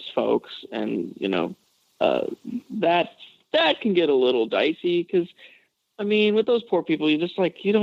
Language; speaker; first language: English; native; English